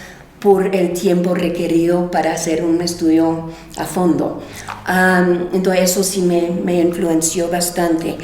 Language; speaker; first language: Spanish; non-native, fluent; English